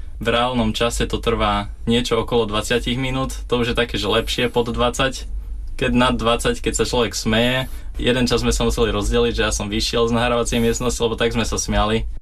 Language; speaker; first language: Slovak; native; Slovak